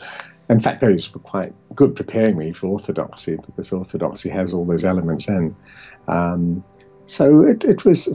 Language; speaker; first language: English; native; English